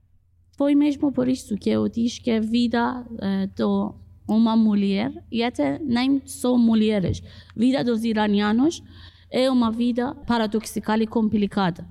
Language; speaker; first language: Portuguese; non-native, fluent; Persian